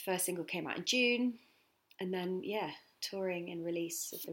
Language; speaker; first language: English; native; English